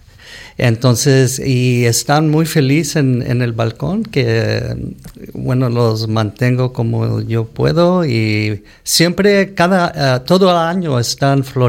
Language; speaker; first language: Spanish; early bilingual, heritage; Spanish